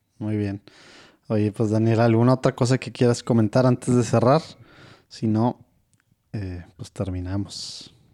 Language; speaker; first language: Spanish; native; Spanish